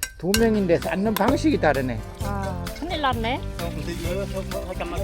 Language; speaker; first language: Korean; non-native, fluent; Khmer